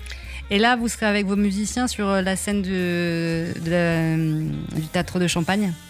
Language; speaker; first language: French; native; French